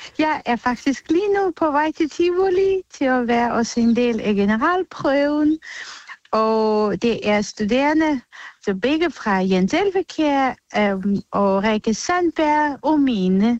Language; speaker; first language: Danish; non-native, fluent; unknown